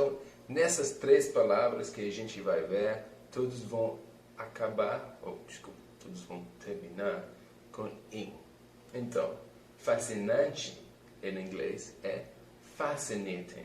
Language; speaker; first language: Portuguese; non-native, fluent; English